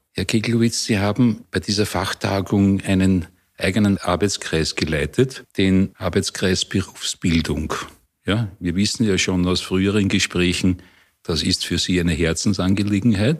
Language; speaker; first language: German; native; German